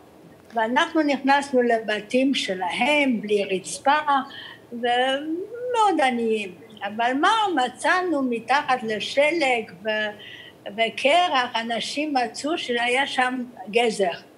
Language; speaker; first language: Hebrew; early bilingual, other home language; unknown